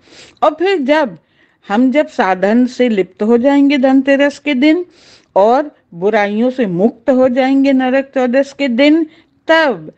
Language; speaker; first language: Hindi; native; Hindi